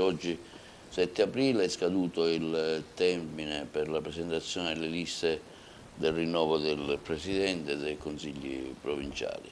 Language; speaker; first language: Italian; native; Italian